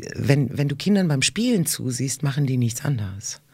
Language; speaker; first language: German; early bilingual, other home language; Russian